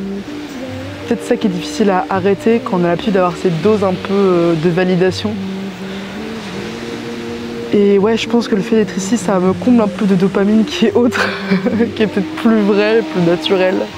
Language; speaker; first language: French; native; French